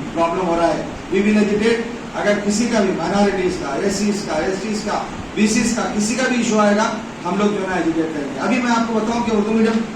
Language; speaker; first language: Hindi; non-native, local second language; Urdu